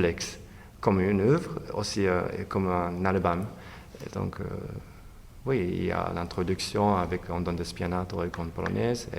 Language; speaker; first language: French; non-native, fluent; Japanese